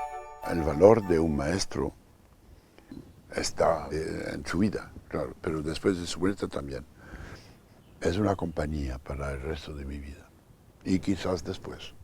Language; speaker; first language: Spanish; non-native, fluent; French